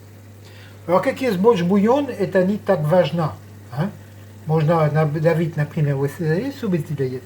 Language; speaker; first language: Russian; non-native, learner; French